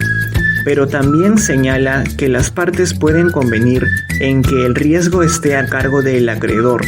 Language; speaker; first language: Spanish; native; Spanish